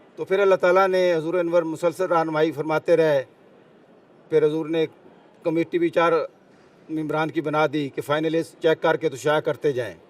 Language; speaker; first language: Urdu; native; Urdu